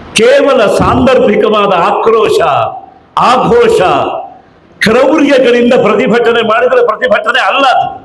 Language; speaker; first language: Kannada; native; Kannada